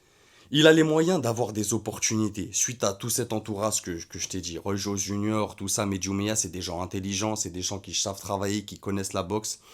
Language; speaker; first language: French; native; French